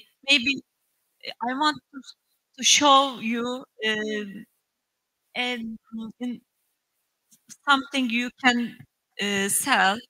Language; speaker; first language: English; non-native, learner; Turkish